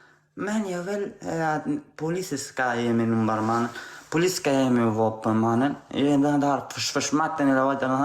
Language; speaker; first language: Swedish; non-native, learner; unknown